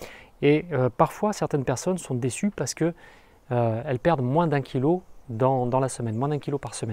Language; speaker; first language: French; native; French